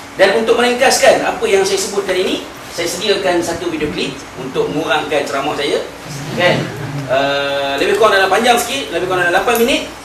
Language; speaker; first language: Malay; native; Malay